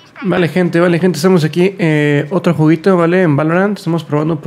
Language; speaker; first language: Spanish; native; Spanish